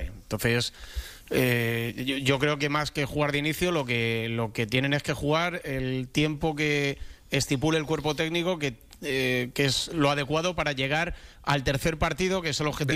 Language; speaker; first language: Spanish; native; Spanish